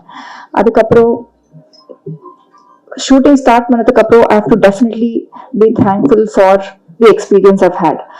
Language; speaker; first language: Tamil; non-native, learner; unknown